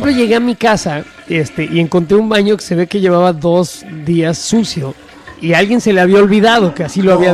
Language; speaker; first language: Spanish; native; Spanish